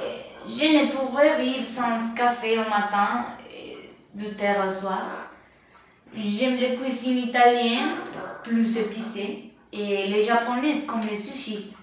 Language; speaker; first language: French; non-native, learner; Spanish